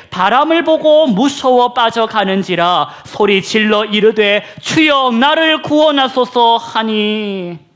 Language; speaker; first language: Korean; native; Korean